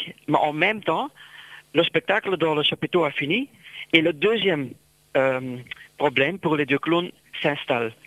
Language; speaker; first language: French; non-native, local second language; Dutch